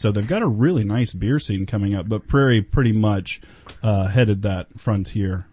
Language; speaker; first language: English; native; English